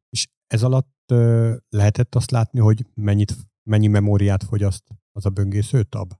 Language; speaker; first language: Hungarian; native; Hungarian